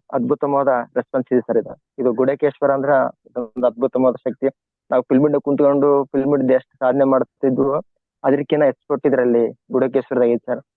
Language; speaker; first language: Kannada; native; Kannada